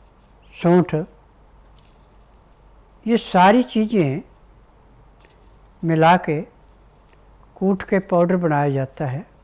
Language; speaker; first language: Hindi; native; Hindi